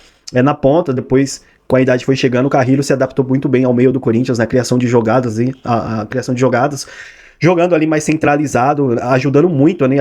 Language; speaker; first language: Portuguese; native; Portuguese